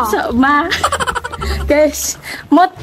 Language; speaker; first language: Vietnamese; native; Vietnamese